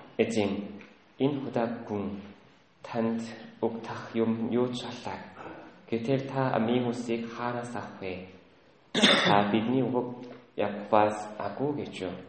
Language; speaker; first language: Mongolian; native; Mongolian